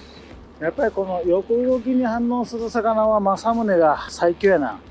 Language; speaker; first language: Japanese; native; Japanese